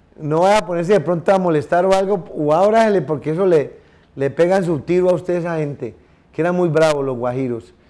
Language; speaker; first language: Spanish; native; Spanish